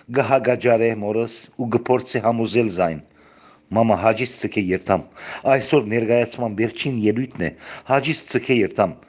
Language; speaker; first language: Armenian; native; Armenian